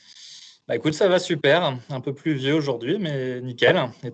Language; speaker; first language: French; native; French